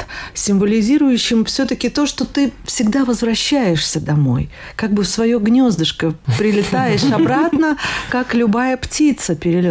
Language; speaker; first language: Russian; native; Russian